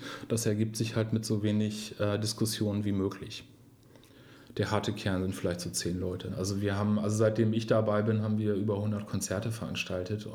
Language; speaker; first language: German; native; German